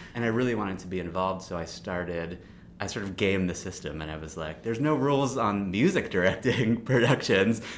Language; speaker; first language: English; native; English